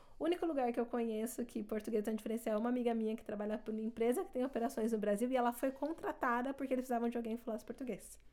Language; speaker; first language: Portuguese; native; Portuguese